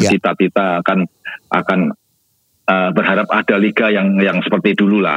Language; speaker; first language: Indonesian; native; Indonesian